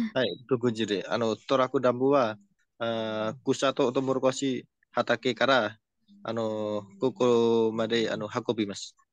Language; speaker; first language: Japanese; non-native, fluent; Indonesian